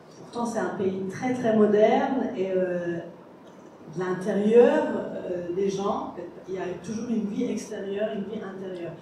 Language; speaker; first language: French; non-native, fluent; Persian